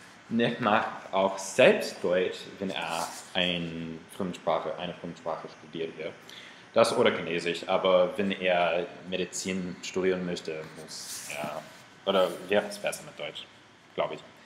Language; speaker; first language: German; non-native, learner; English